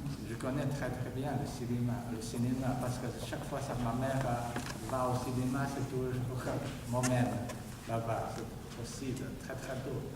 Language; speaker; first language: French; non-native, fluent; Chinese